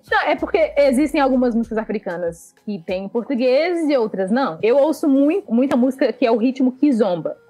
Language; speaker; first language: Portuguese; early bilingual, other home language; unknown